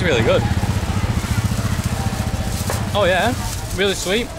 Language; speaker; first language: English; native; English